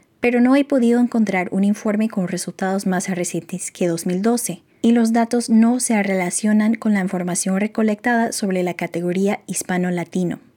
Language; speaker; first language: Spanish; non-native, fluent; English